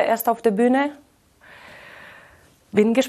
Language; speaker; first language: German; non-native, fluent; Catalan